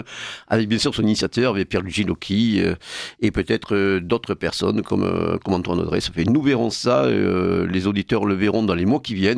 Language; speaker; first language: French; native; French